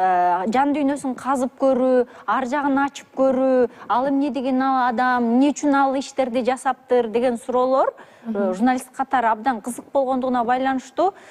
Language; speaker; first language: Kyrgyz; native; Kyrgyz